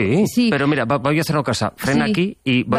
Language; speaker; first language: Spanish; native; Spanish